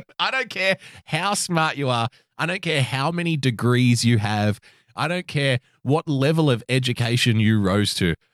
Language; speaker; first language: English; native; English